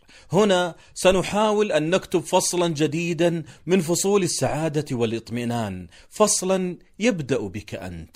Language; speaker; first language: Arabic; native; Arabic